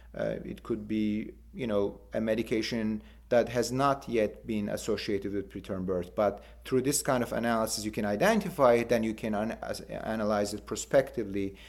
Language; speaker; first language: English; non-native, fluent; Turkish